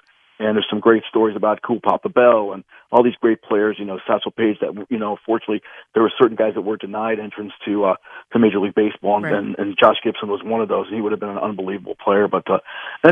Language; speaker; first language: English; native; English